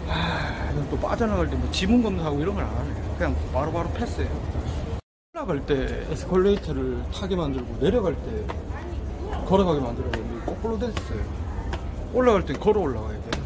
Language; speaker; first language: Korean; native; Korean